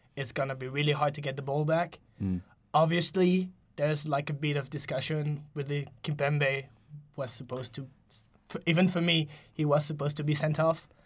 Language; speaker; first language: English; non-native, fluent; French